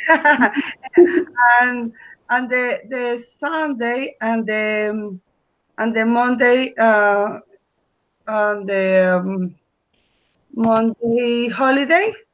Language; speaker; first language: English; non-native, learner; Spanish